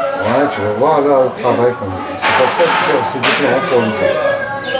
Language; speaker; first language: French; non-native, learner; Arabic